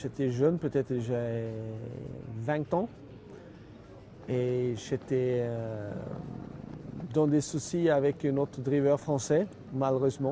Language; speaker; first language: French; non-native, fluent; Swedish